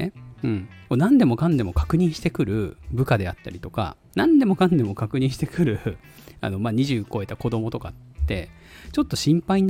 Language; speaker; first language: Japanese; native; Japanese